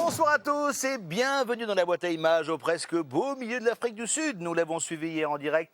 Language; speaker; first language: French; native; French